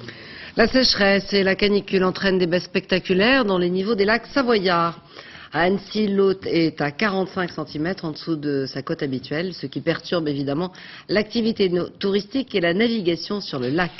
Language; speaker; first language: French; native; French